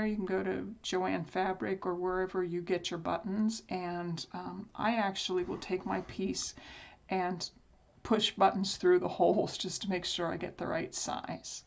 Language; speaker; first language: English; native; English